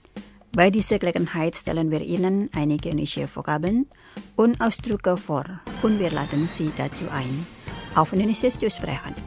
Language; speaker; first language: German; non-native, learner; Indonesian